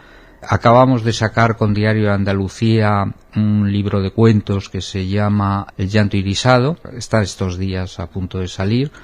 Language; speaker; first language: Spanish; native; Spanish